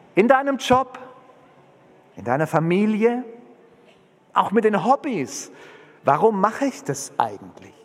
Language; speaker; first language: German; native; German